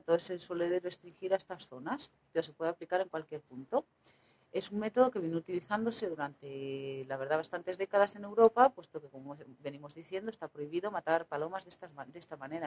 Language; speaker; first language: Spanish; native; Spanish